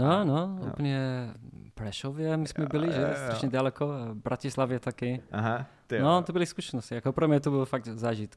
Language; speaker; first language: Czech; non-native, learner; English